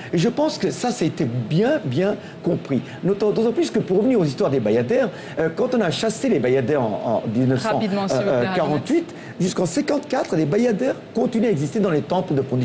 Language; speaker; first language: French; non-native, local second language; Tamil